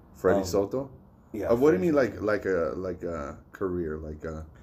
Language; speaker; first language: English; early bilingual, other home language; Spanish